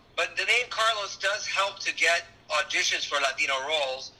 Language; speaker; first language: English; early bilingual, other home language; Spanish